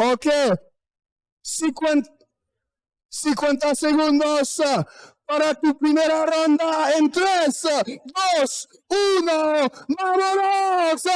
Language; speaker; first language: Spanish; non-native, learner; French